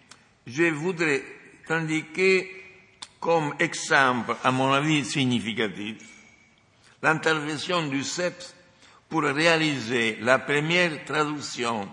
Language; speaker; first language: French; non-native, fluent; Italian